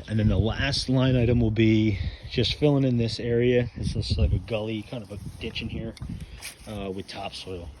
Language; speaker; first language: English; native; English